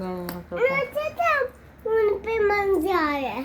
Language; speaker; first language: Italian; early bilingual, other home language; Albanian